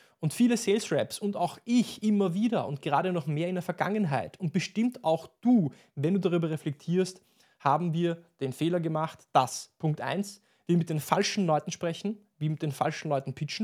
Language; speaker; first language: German; native; German